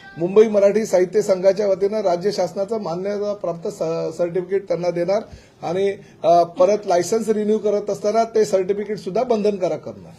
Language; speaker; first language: Marathi; native; Marathi